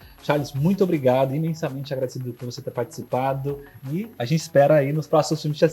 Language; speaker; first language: Portuguese; native; Portuguese